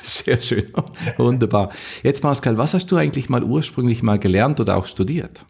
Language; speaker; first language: German; native; German